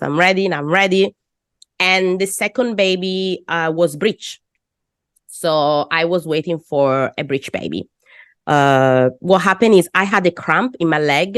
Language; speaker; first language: English; non-native, fluent; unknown